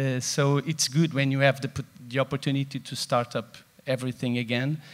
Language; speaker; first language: English; non-native, fluent; Portuguese